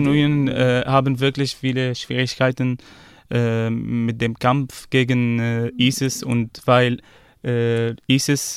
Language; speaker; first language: German; non-native, fluent; Arabic